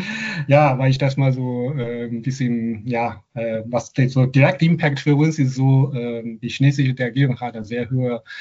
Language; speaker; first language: German; non-native, fluent; Chinese